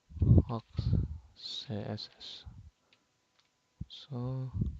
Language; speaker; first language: Norwegian; non-native, fluent; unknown